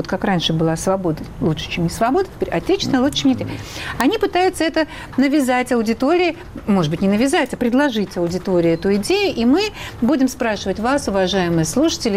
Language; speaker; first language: Russian; native; Russian